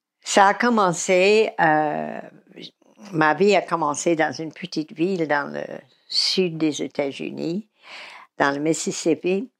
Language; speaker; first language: French; non-native, fluent; English